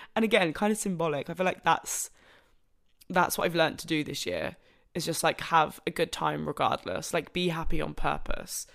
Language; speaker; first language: English; native; English